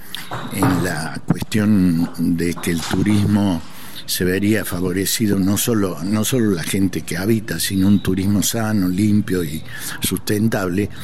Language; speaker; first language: Spanish; native; Spanish